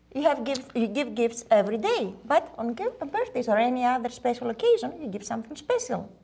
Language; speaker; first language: English; non-native, fluent; Greek